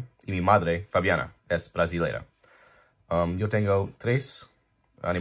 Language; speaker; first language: Spanish; non-native, learner; English